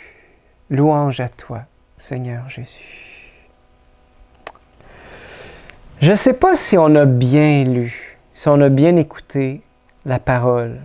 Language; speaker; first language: French; native; French